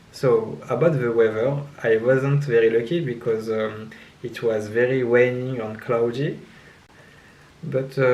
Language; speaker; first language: English; non-native, learner; French